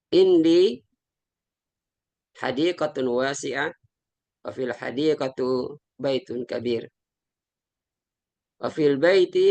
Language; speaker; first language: Arabic; non-native, learner; Indonesian